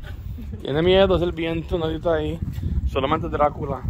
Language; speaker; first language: Spanish; early bilingual, heritage; Spanish